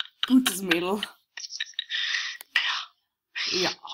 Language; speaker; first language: German; native; German